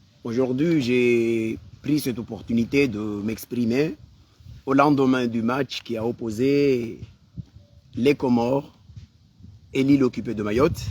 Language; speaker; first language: French; non-native, local second language; Comorian